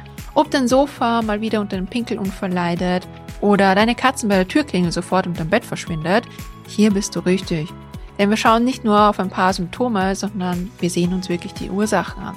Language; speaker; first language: German; native; German